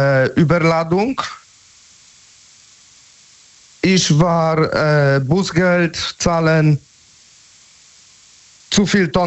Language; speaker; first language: German; non-native, learner; Polish